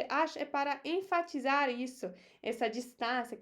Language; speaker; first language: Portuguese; non-native, fluent; Polish